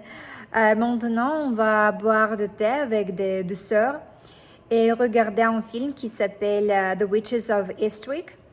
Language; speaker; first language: French; non-native, fluent; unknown